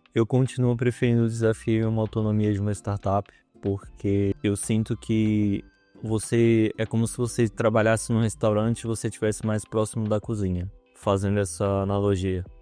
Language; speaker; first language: Portuguese; native; Portuguese